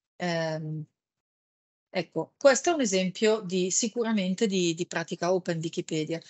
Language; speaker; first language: Italian; native; Italian